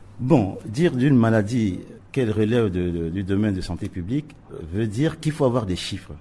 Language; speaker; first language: French; non-native, local second language; Sango